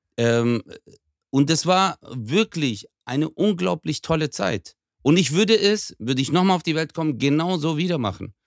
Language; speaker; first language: German; early bilingual, other home language; Turkish